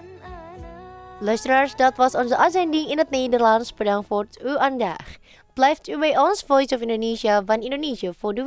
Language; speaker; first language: Dutch; non-native, fluent; Indonesian